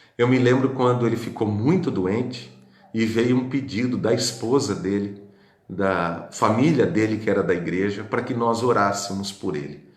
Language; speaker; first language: Portuguese; native; Portuguese